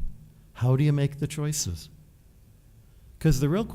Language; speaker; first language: English; native; English